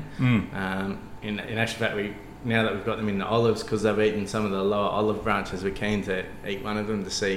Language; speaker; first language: English; native; English